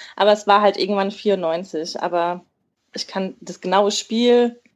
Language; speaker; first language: German; native; German